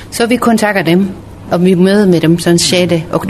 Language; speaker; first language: Danish; non-native, learner; Persian